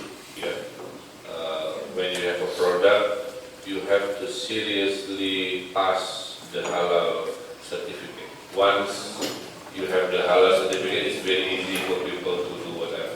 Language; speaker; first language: English; non-native, fluent; Indonesian